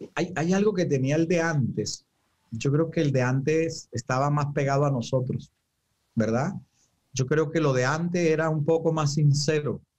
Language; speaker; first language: Spanish; native; Spanish